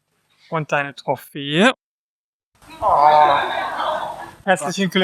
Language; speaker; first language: German; native; German